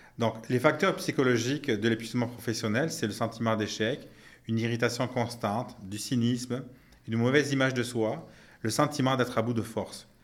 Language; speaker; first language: French; native; French